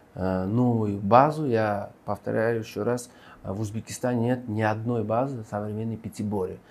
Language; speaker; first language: Russian; non-native, local second language; Uzbek